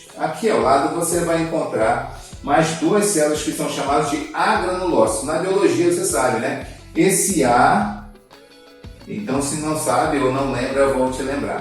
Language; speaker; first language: Portuguese; native; Portuguese